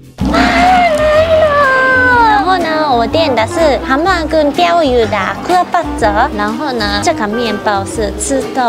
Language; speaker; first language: Chinese; non-native, fluent; Japanese